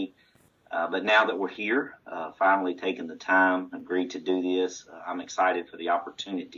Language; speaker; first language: English; native; English